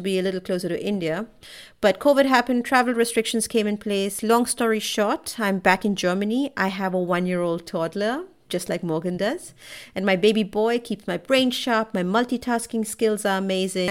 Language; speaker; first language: English; non-native, local second language; Malayalam